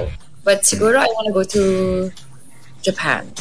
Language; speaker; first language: English; non-native, local second language; Filipino